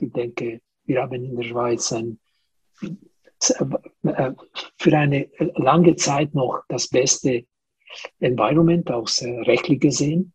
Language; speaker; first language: German; non-native, fluent; Italian